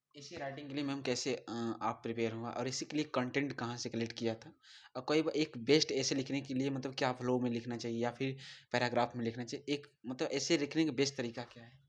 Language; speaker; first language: Hindi; native; Hindi